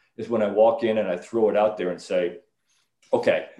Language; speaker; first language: English; native; English